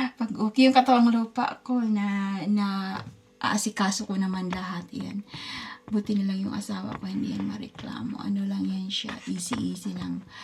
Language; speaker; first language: Filipino; native; Filipino